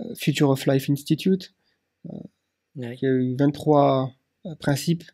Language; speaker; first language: French; native; French